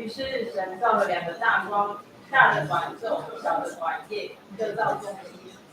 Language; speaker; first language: Chinese; native; Chinese